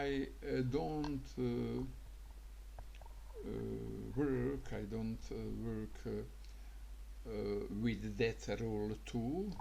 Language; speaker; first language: English; non-native, learner; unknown